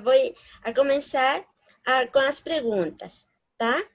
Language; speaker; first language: Portuguese; non-native, learner; Spanish